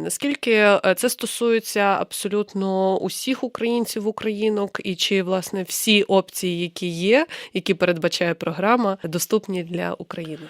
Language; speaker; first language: Ukrainian; native; Ukrainian